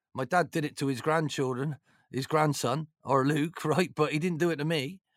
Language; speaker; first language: English; native; English